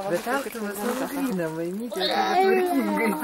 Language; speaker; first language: Lithuanian; native; Lithuanian